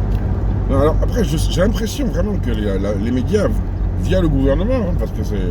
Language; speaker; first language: French; native; French